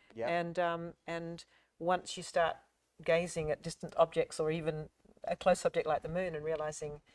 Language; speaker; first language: English; native; English